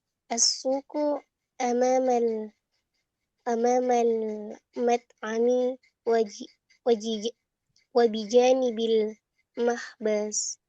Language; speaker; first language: Arabic; non-native, learner; Indonesian